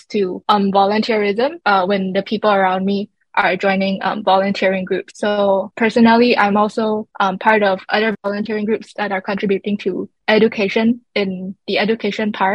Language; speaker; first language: English; non-native, local second language; Chinese